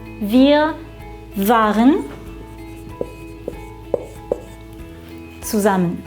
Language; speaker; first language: German; non-native, fluent; French